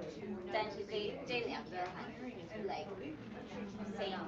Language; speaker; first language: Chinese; non-native, fluent; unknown